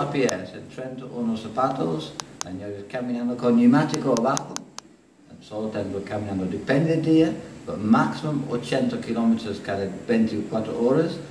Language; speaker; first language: Spanish; non-native, learner; English